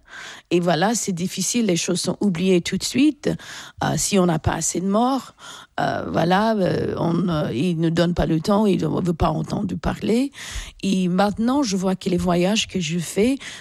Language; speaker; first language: French; non-native, fluent; English